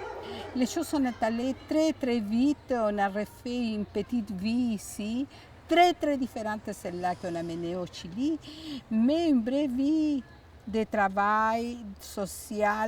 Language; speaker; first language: French; non-native, fluent; Spanish